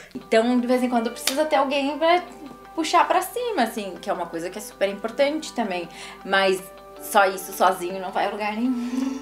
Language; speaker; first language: Portuguese; native; Portuguese